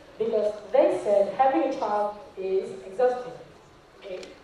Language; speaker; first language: English; non-native, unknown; Indonesian